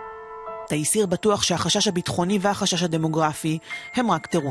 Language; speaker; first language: Hebrew; native; Hebrew